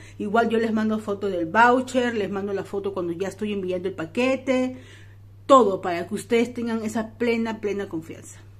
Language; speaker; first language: Spanish; native; Spanish